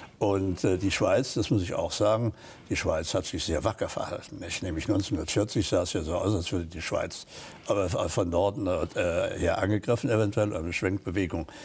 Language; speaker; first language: German; native; German